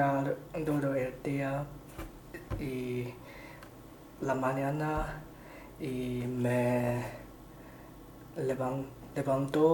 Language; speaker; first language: Spanish; non-native, learner; Chinese